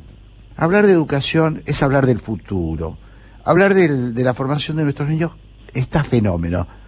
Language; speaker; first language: Spanish; native; Spanish